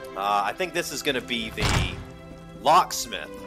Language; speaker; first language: English; native; English